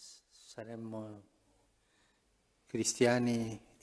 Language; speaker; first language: Italian; non-native, fluent; Spanish